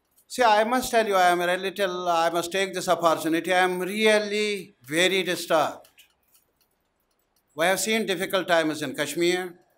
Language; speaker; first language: English; non-native, local second language; Urdu